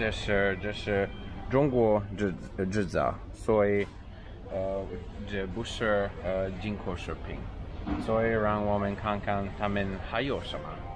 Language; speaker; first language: Chinese; non-native, learner; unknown